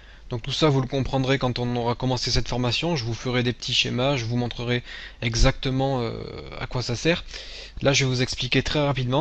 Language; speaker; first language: French; native; French